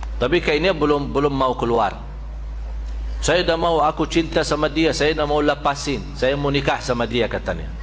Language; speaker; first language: Malay; non-native, fluent; Arabic